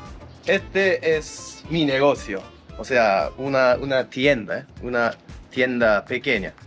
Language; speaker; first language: Spanish; non-native, learner; Japanese